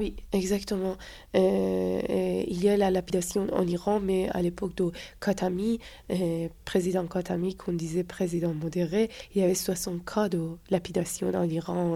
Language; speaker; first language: French; non-native, fluent; Persian